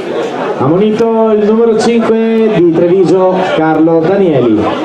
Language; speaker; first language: Italian; native; Italian